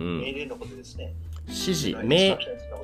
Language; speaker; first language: Japanese; non-native, learner; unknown